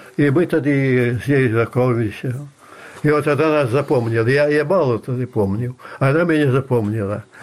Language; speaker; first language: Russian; non-native, local second language; Belarusian